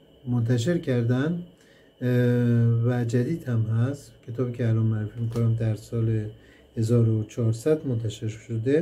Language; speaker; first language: Persian; native; Persian